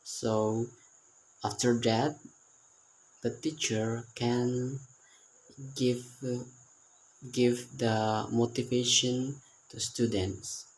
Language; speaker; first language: English; non-native, learner; Indonesian